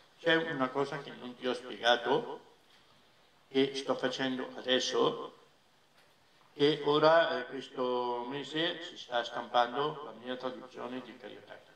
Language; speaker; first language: Italian; non-native, fluent; Catalan